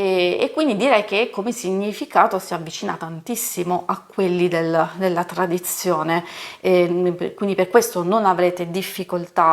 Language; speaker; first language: Italian; native; Italian